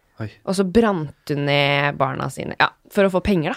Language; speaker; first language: Norwegian; native; Norwegian